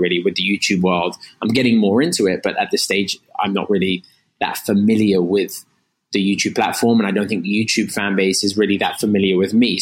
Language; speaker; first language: English; native; English